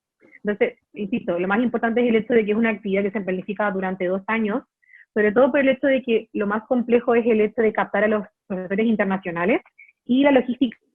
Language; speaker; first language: Spanish; native; Spanish